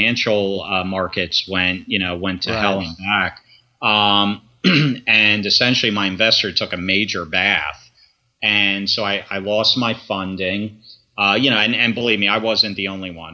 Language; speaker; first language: English; native; English